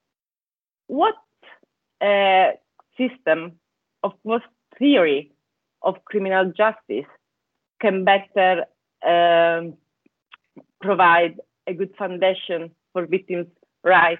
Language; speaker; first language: English; non-native, fluent; Italian